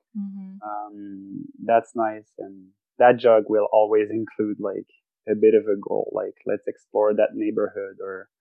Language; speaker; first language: English; non-native, fluent; French